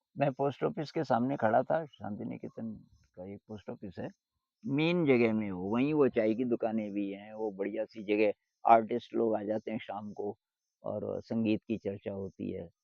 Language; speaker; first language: Hindi; native; Hindi